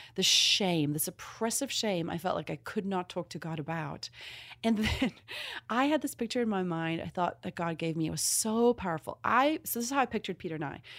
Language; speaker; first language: English; native; English